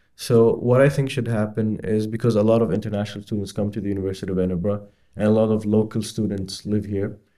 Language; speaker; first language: English; non-native, fluent; Arabic